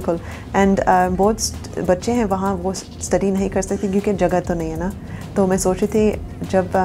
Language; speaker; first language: Hindi; early bilingual, heritage; Urdu